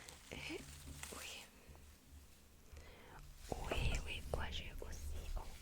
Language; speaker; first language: French; non-native, learner; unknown